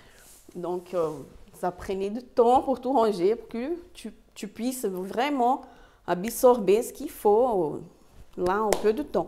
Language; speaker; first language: French; non-native, fluent; Portuguese